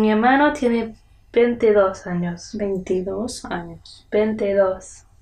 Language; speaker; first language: Spanish; non-native, learner; English